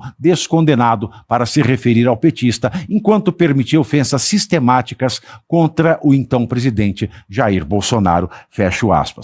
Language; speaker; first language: Portuguese; native; Portuguese